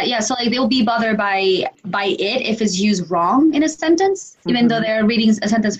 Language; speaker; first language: English; non-native, fluent; Spanish